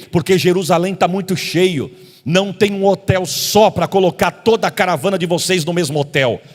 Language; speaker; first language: Portuguese; native; Portuguese